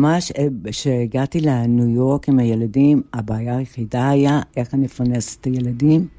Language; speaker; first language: Hebrew; non-native, fluent; English